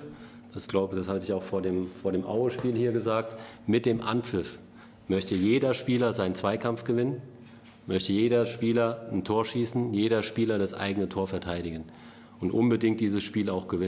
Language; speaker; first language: German; native; German